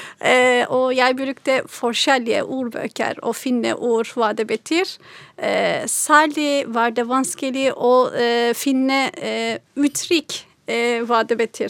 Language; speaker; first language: Norwegian; non-native, fluent; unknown